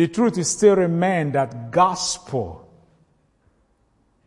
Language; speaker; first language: English; non-native, local second language; Igbo